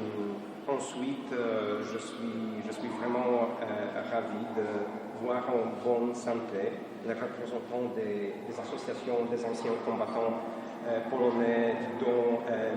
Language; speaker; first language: French; non-native, fluent; Polish